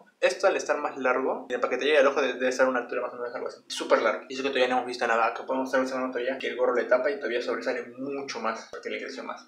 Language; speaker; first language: Spanish; native; Spanish